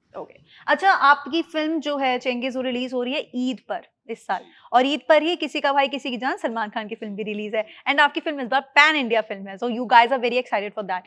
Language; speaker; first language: Hindi; native; Hindi